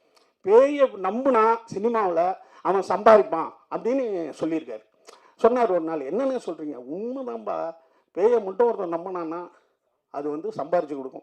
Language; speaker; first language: Tamil; native; Tamil